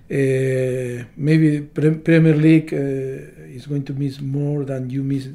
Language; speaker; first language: English; non-native, learner; Spanish